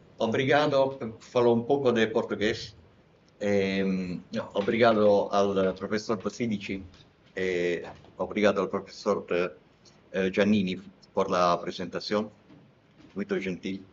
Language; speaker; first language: Portuguese; non-native, learner; Italian